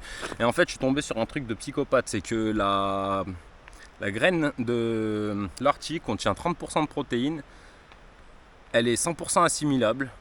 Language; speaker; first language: French; native; French